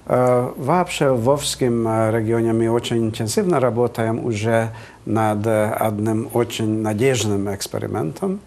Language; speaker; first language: Russian; non-native, fluent; Hungarian